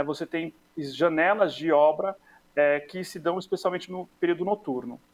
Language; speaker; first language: Portuguese; native; Portuguese